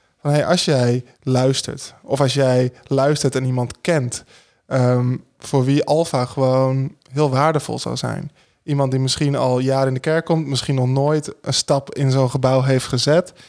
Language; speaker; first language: Dutch; native; Dutch